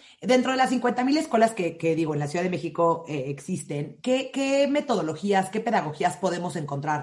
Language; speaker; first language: Spanish; native; Spanish